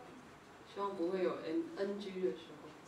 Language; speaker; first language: Chinese; native; Chinese